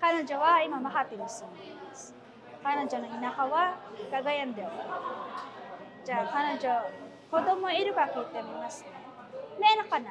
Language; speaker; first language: Japanese; non-native, fluent; Filipino